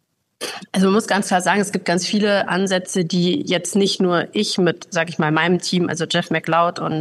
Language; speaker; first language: German; native; German